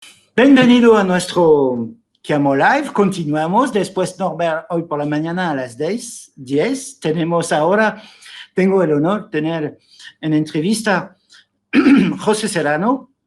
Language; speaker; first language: Spanish; non-native, fluent; French